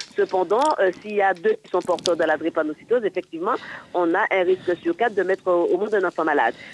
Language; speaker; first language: French; native; French